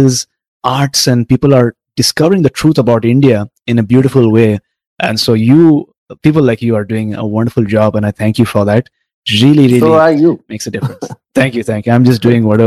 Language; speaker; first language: English; non-native, local second language; Tamil